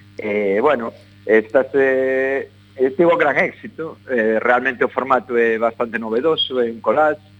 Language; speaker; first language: Galician; non-native, local second language; Spanish